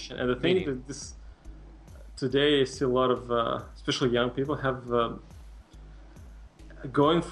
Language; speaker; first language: English; non-native, fluent; Russian